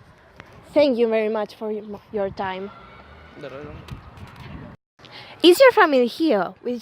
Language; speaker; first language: English; non-native, learner; Catalan